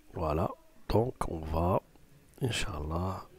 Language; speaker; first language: French; non-native, local second language; Arabic